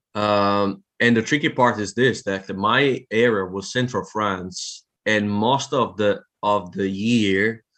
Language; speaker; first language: English; non-native, fluent; Italian